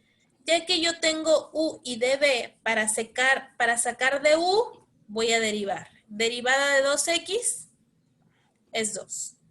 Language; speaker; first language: Spanish; native; Spanish